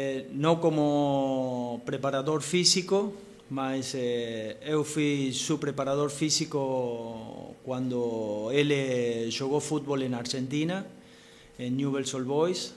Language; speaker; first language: Portuguese; non-native, learner; Spanish